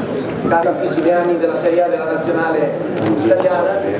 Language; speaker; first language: Italian; native; Italian